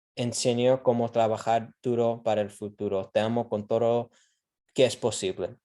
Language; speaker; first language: Spanish; early bilingual, other home language; English